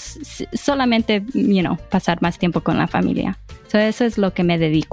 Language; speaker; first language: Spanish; early bilingual, other home language; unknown